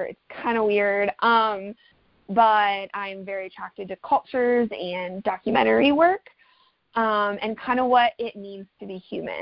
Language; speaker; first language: English; native; English